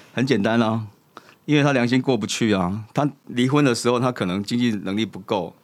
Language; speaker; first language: Chinese; native; Chinese